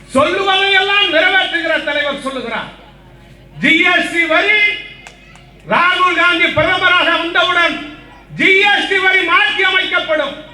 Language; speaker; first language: Tamil; native; Tamil